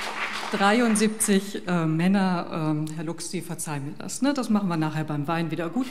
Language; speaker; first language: German; native; German